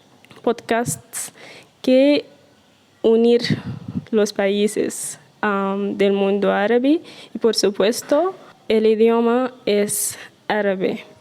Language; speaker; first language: Spanish; non-native, learner; Arabic